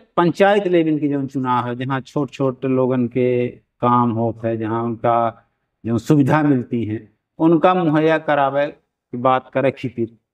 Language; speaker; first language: Hindi; native; Hindi